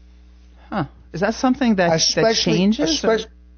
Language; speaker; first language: English; native; English